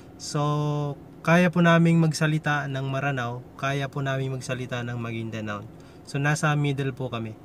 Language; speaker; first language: Filipino; non-native, local second language; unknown